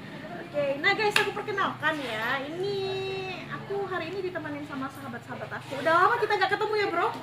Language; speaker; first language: Indonesian; native; Indonesian